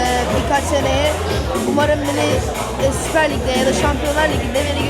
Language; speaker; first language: Turkish; early bilingual, heritage; Turkish